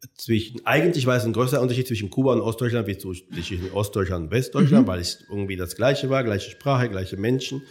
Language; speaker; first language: German; non-native, fluent; Spanish